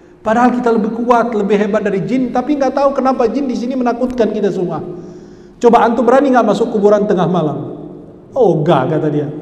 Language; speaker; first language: Indonesian; non-native, fluent; Arabic